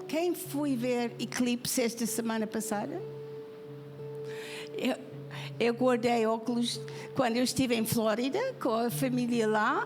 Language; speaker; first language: Portuguese; non-native, fluent; English